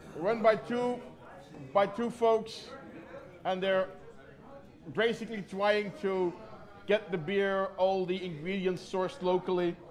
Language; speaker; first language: English; non-native, fluent; Dutch